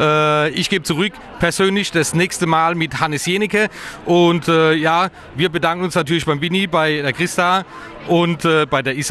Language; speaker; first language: German; native; German